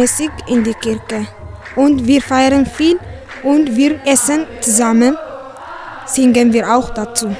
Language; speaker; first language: German; non-native, learner; Tigrinya